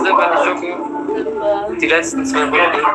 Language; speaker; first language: German; native; German